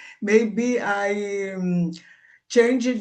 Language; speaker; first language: English; non-native, learner; Portuguese